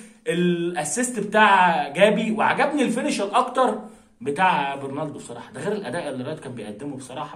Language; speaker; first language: Arabic; native; Arabic